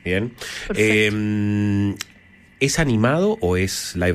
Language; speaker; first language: Spanish; native; Spanish